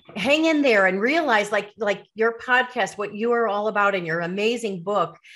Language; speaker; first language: English; native; English